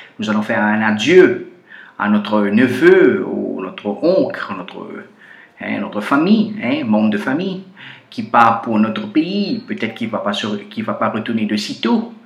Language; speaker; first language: French; non-native, fluent; Portuguese